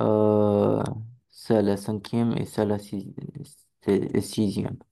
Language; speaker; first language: French; non-native, learner; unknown